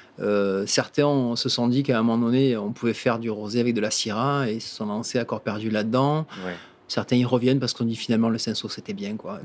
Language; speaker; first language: French; native; French